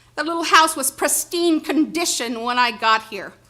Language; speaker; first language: English; native; English